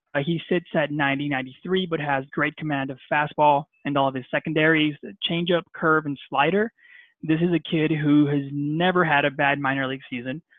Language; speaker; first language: English; non-native, fluent; Spanish